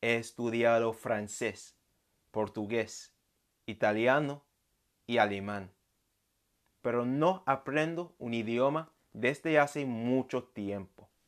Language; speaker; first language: Spanish; non-native, fluent; English